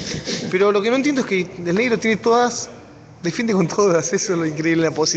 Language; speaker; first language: Spanish; native; Spanish